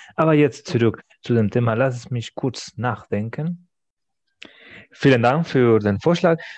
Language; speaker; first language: German; non-native, fluent; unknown